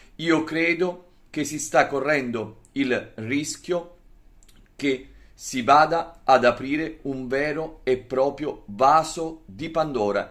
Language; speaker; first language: Italian; native; Italian